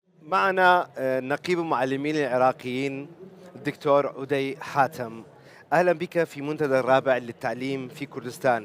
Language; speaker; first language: Arabic; non-native, local second language; Kurdish